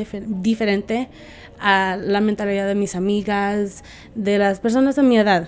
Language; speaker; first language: Spanish; early bilingual, heritage; Spanish